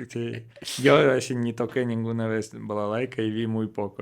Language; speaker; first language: Spanish; non-native, learner; Russian